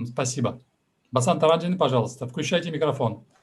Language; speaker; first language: Russian; native; Russian